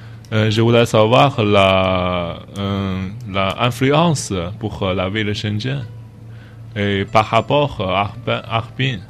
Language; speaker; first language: French; non-native, learner; Chinese